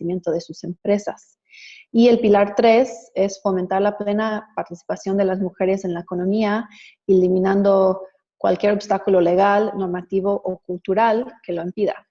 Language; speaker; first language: Spanish; non-native, fluent; English